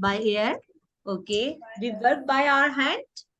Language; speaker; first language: English; non-native, fluent; Urdu